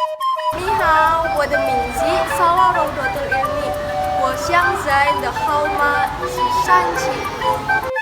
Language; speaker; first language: Chinese; non-native, learner; Indonesian